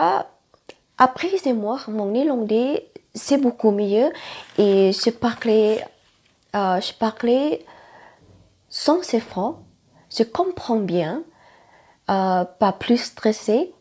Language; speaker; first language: French; non-native, learner; Thai